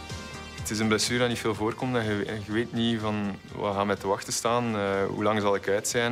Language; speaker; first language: Dutch; native; Dutch